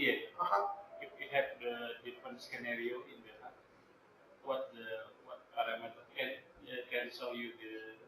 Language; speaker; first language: English; non-native, learner; Indonesian